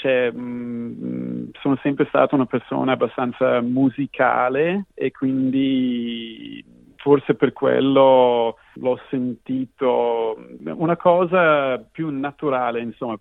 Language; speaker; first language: Italian; non-native, fluent; English